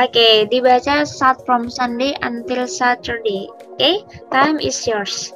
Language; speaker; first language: English; non-native, learner; Indonesian